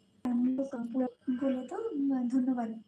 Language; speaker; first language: Hindi; non-native, local second language; Bangla